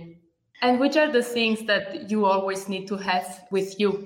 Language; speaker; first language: English; non-native, fluent; Catalan